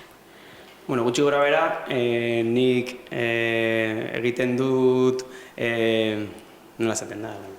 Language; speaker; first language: Basque; non-native, local second language; Spanish